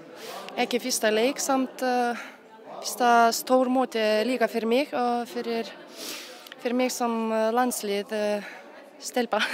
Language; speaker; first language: Icelandic; non-native, learner; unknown